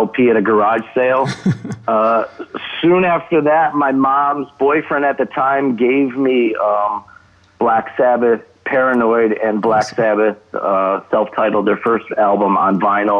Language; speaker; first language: English; native; English